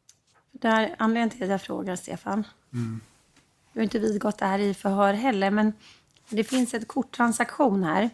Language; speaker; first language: Swedish; native; Swedish